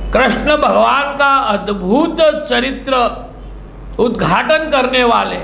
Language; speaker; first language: Hindi; non-native, local second language; Gujarati